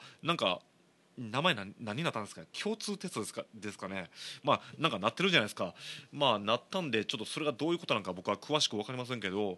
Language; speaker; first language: Japanese; native; Japanese